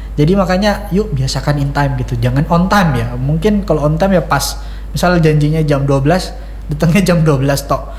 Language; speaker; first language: Indonesian; native; Indonesian